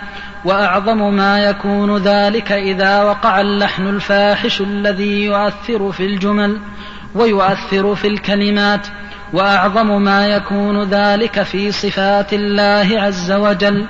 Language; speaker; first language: Arabic; native; Arabic